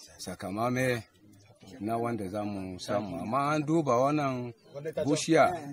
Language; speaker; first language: Hausa; non-native, local second language; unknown